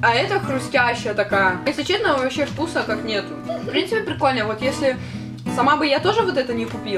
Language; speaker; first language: Russian; native; Russian